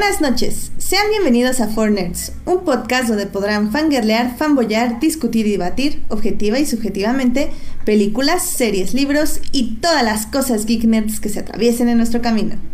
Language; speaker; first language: Spanish; native; Spanish